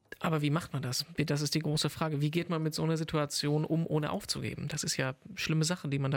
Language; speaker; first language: German; native; German